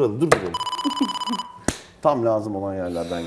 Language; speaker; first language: Turkish; native; Turkish